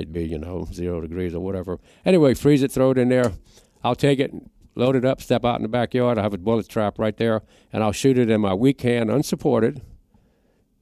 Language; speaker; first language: English; native; English